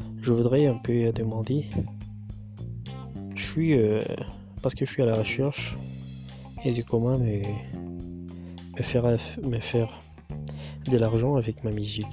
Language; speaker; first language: French; non-native, local second language; Swahili